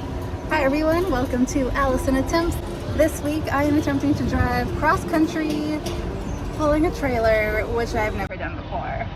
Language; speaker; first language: English; native; English